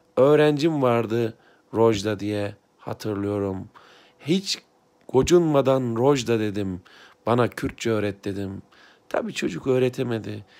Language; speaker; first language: Turkish; native; Turkish